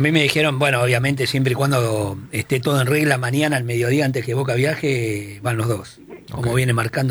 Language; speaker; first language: Spanish; native; Spanish